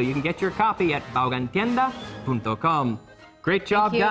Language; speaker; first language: English; native; English